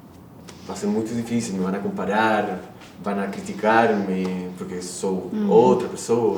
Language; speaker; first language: Portuguese; non-native, fluent; Spanish